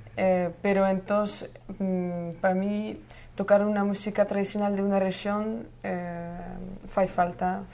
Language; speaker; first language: Spanish; non-native, learner; French